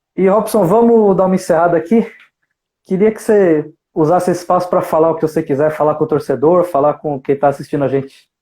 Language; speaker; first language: Portuguese; native; Portuguese